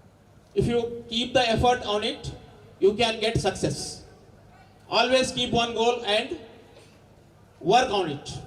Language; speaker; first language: English; non-native, local second language; Telugu